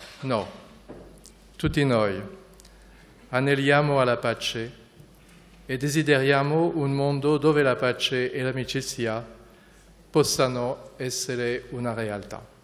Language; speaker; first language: Italian; non-native, fluent; French